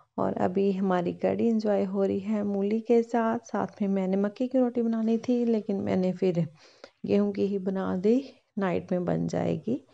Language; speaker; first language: Hindi; non-native, local second language; Punjabi